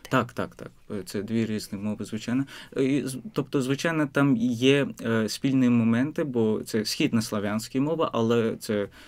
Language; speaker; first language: Ukrainian; non-native, fluent; Azerbaijani